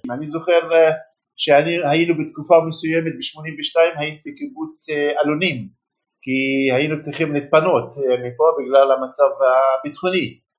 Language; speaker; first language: Hebrew; non-native, local second language; Arabic